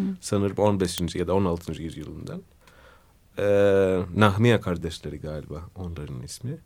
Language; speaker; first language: Turkish; non-native, fluent; Greek